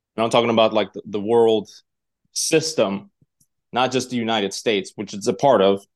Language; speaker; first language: English; non-native, fluent; Uzbek